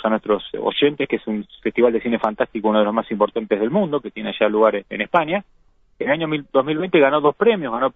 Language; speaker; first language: Spanish; native; Spanish